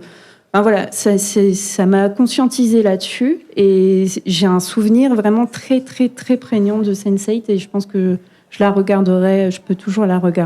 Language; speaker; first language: French; native; French